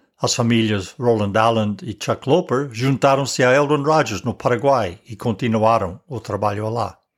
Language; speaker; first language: Portuguese; non-native, fluent; English